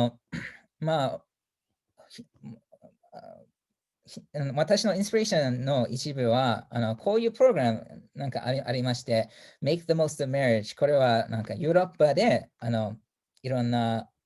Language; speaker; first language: Japanese; non-native, fluent; English